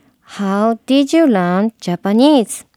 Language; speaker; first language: English; non-native, learner; Japanese